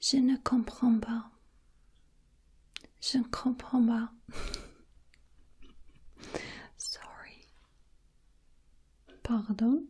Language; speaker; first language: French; non-native, learner; Russian